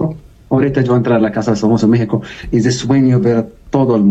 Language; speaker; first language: Spanish; non-native, learner; Arabic